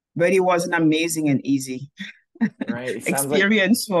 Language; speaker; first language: English; non-native, local second language; French